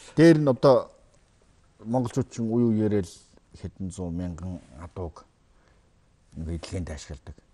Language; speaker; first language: Mongolian; native; Mongolian